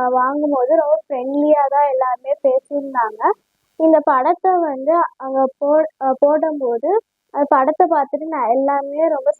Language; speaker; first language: Tamil; native; Tamil